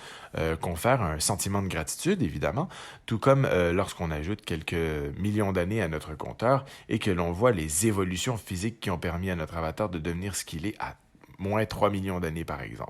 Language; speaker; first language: French; native; French